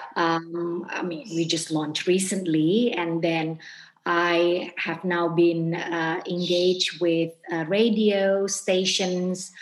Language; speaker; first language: English; non-native, fluent; Indonesian